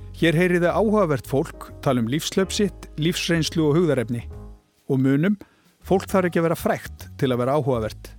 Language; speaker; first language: Icelandic; native; Icelandic